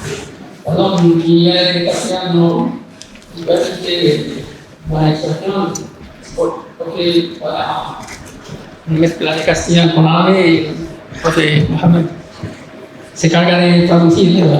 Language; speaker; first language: Spanish; non-native, learner; Arabic